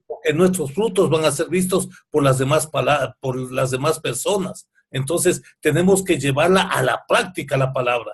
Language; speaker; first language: Spanish; native; Spanish